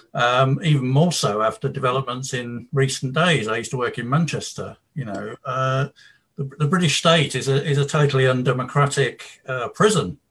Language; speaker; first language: English; native; English